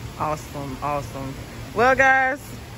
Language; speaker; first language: English; native; English